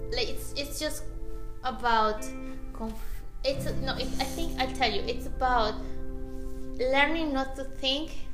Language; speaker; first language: English; non-native, fluent; Spanish